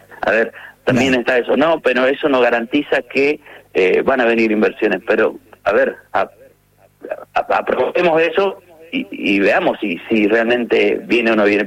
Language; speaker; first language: Spanish; native; Spanish